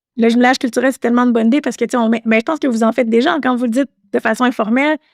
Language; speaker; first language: French; native; French